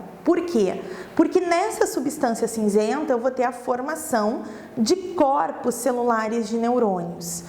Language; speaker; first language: Portuguese; native; Portuguese